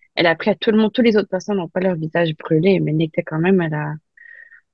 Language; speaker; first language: French; non-native, local second language; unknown